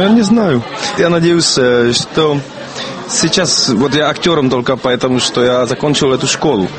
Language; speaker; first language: Russian; non-native, learner; Czech